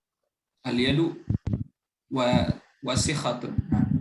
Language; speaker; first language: Arabic; non-native, fluent; Indonesian